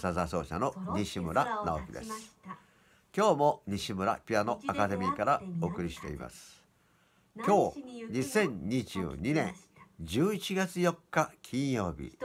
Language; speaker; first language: Japanese; native; Japanese